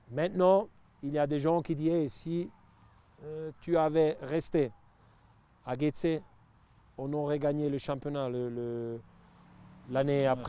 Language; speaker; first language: French; non-native, local second language; Italian